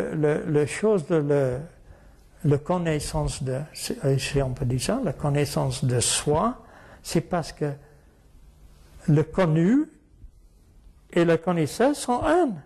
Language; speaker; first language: French; non-native, fluent; English